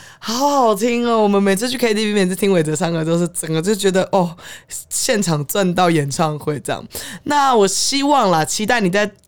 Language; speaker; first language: Chinese; native; Chinese